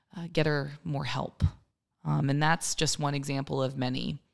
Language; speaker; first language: English; native; English